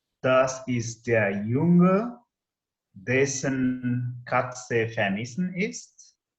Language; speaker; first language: German; non-native, learner; English